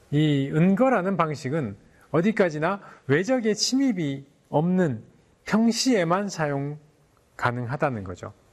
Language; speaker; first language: Korean; native; Korean